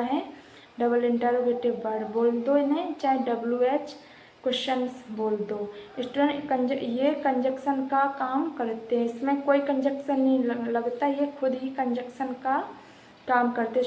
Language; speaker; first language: Hindi; native; Hindi